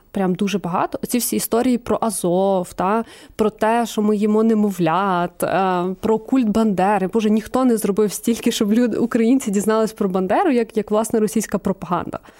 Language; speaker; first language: Ukrainian; native; Ukrainian